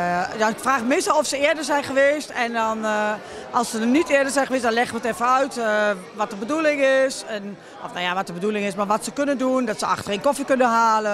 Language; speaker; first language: Dutch; native; Dutch